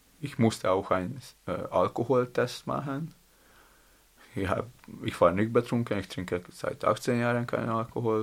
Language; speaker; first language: German; non-native, learner; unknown